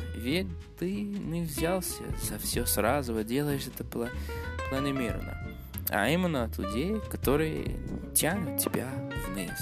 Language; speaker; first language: Russian; non-native, fluent; English